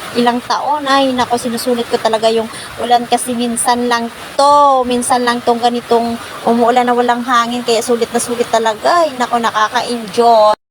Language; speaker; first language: Filipino; non-native, fluent; Masbatenyo